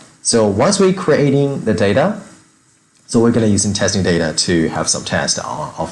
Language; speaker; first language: English; non-native, fluent; Chinese